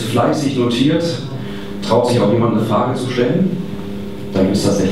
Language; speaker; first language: German; native; German